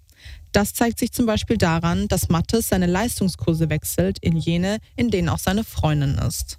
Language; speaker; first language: German; native; German